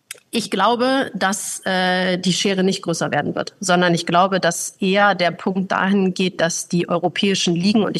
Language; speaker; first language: German; native; German